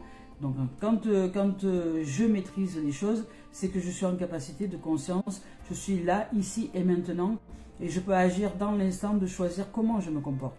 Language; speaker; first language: French; native; French